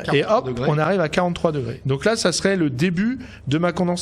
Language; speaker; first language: French; native; French